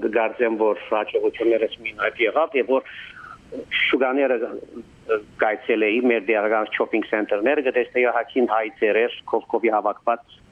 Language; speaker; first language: Armenian; early bilingual, heritage; Armenian